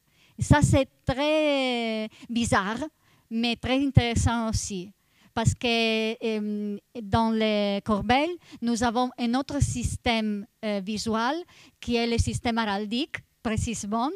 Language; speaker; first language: French; non-native, fluent; Italian